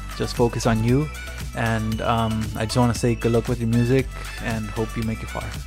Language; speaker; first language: English; early bilingual, other home language; Spanish